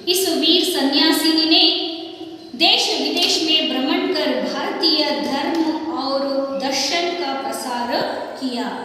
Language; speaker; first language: Hindi; non-native, local second language; Kannada